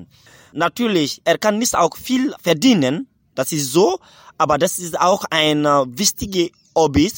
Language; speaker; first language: German; non-native, learner; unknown